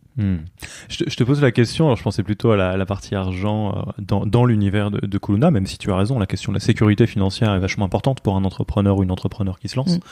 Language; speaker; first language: French; native; French